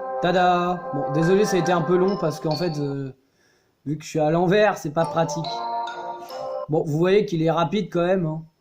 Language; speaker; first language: French; native; French